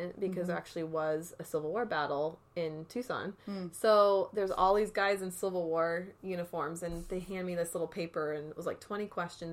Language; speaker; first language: English; native; English